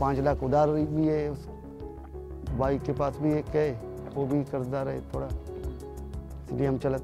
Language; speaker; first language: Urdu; non-native, local second language; Baluchi